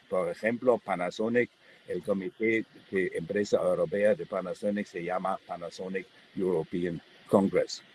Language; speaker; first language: Spanish; non-native, fluent; German